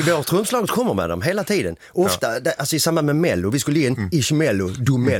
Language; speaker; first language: Swedish; native; Swedish